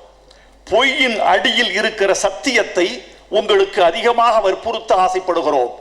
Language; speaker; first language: Tamil; native; Tamil